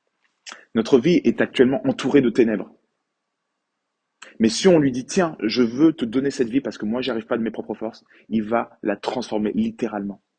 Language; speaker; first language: French; native; French